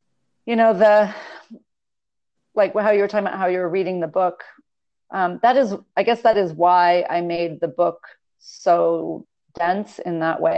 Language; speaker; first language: English; native; English